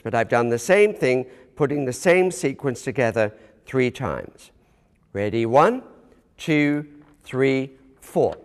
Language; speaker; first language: English; native; English